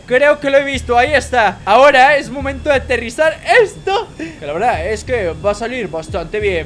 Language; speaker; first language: Spanish; native; Spanish